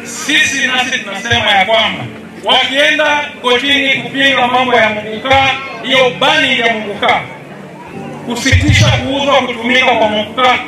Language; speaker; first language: Swahili; native; Swahili